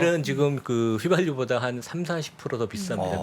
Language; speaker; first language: Korean; native; Korean